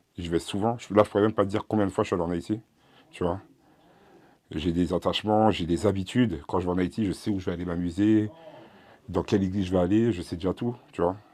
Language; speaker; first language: French; early bilingual, other home language; Haitian Creole